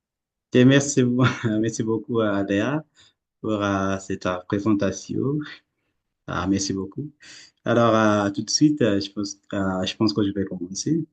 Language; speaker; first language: French; non-native, fluent; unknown